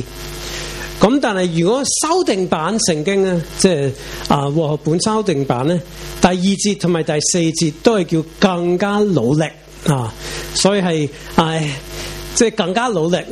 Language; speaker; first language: Chinese; non-native, local second language; Cantonese